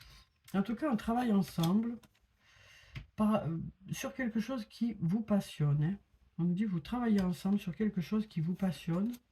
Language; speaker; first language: French; native; French